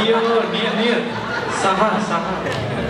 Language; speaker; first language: Russian; non-native, learner; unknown